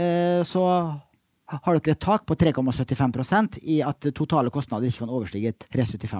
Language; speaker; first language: Norwegian; native; Norwegian